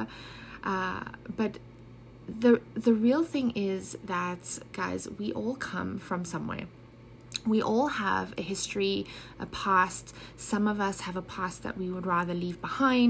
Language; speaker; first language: English; native; English